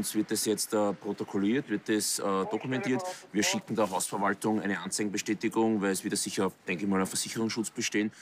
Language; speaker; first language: German; native; German